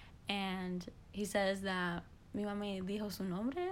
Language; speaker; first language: Spanish; early bilingual, heritage; Spanish